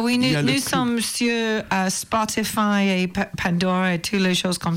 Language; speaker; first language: French; non-native, learner; English